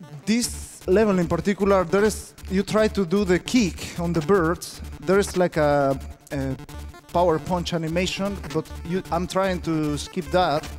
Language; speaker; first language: English; non-native, fluent; Spanish